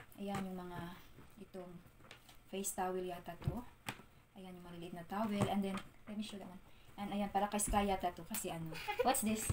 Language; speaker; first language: Filipino; native; Filipino